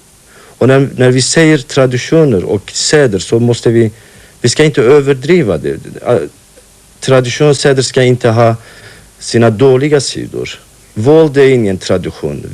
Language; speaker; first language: Swedish; non-native, fluent; Kurdish